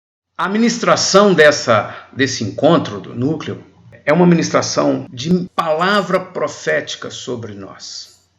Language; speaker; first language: Portuguese; native; Portuguese